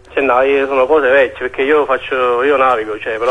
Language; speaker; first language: Italian; native; Italian